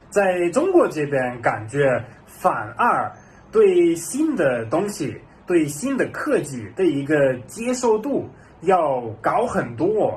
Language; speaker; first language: Chinese; non-native, fluent; German